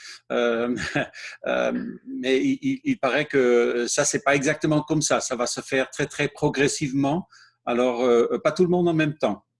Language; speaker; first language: French; non-native, fluent; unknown